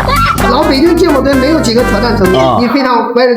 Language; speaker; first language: Chinese; native; Chinese